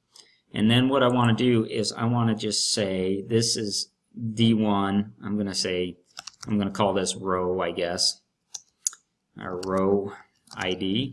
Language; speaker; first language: English; native; English